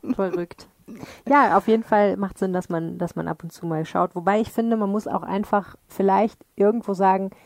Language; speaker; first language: German; native; German